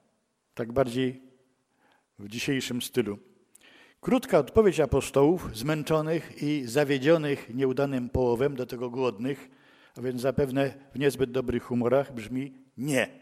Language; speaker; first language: Polish; native; Polish